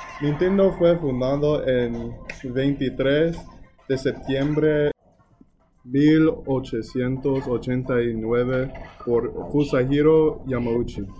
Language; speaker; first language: Spanish; non-native, learner; English